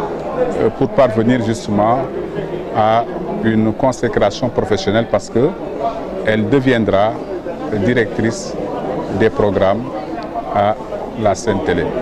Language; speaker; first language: French; non-native, local second language; Wolof